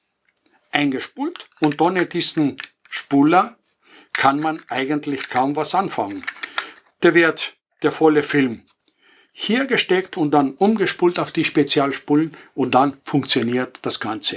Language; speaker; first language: German; non-native, fluent; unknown